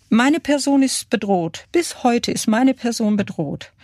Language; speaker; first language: German; early bilingual, other home language; Kurdish